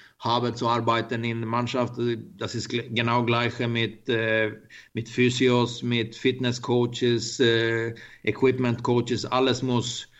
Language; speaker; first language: German; non-native, learner; Swedish